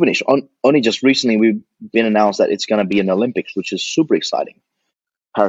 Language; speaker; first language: English; early bilingual, other home language; Indonesian